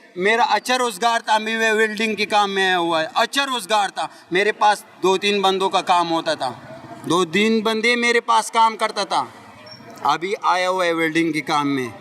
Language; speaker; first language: Urdu; non-native, local second language; Pashto